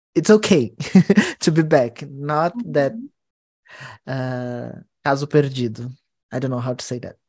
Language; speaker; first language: English; non-native, fluent; Portuguese